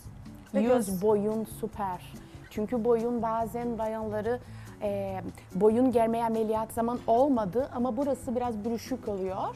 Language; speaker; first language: Turkish; non-native, learner; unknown